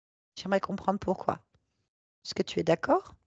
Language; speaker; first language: French; native; French